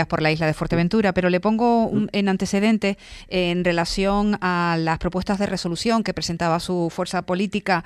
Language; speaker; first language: Spanish; native; Spanish